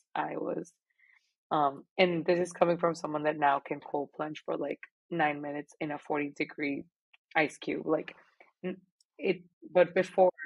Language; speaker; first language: English; non-native, fluent; Spanish